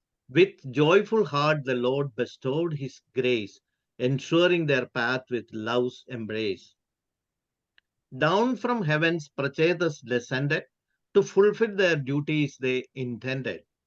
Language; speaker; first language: English; non-native, local second language; Malayalam